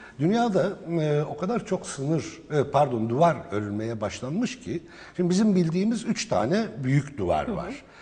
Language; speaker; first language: Turkish; non-native, local second language; Arabic